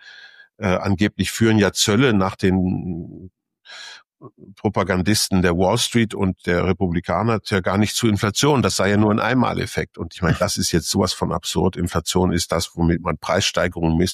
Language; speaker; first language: German; native; German